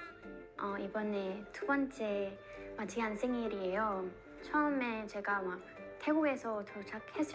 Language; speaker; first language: Korean; non-native, learner; Thai